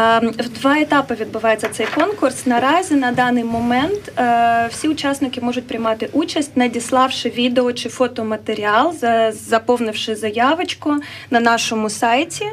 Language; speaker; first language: Ukrainian; native; Ukrainian